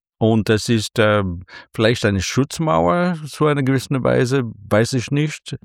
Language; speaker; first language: German; non-native, fluent; English